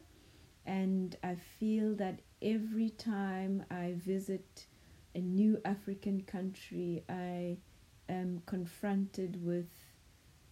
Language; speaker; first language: English; non-native, local second language; Northern Sotho